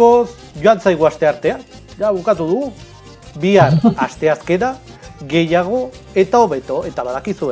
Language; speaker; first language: Basque; non-native, local second language; Spanish